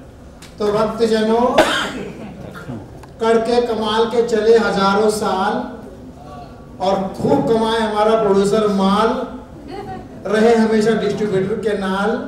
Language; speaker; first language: Hindi; native; Hindi